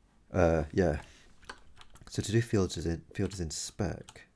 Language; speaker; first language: English; native; English